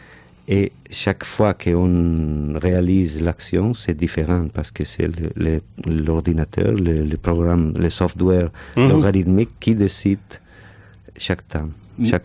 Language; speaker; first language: French; non-native, fluent; Catalan